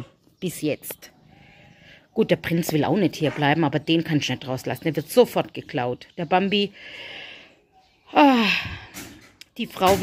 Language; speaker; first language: German; native; German